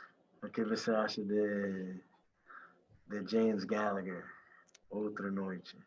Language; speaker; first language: Portuguese; non-native, learner; English